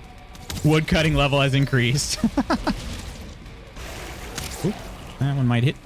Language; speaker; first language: English; native; English